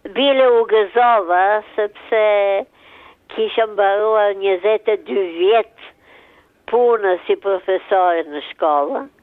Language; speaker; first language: Albanian; early bilingual, heritage; Albanian